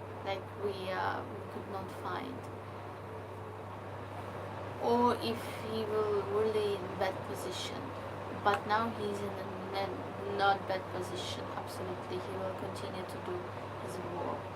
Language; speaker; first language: English; non-native, learner; Ukrainian